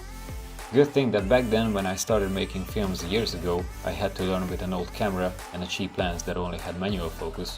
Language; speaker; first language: English; non-native, fluent; Hungarian